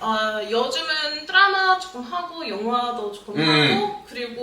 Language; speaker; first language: Korean; non-native, fluent; English